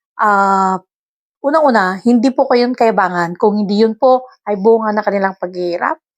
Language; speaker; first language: Filipino; non-native, local second language; Iloko